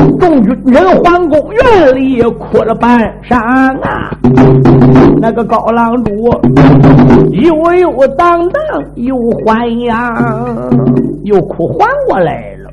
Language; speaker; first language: Chinese; native; Chinese